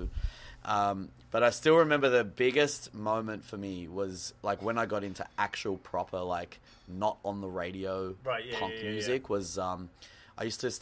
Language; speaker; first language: English; native; English